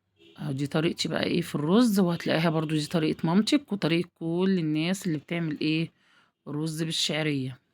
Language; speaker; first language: Arabic; native; Arabic